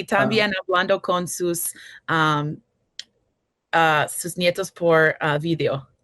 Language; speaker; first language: Spanish; non-native, fluent; English